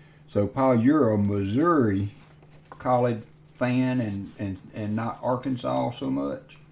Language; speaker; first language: English; native; English